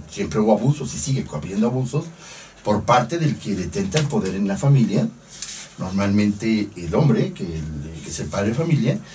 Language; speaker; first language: Spanish; native; Spanish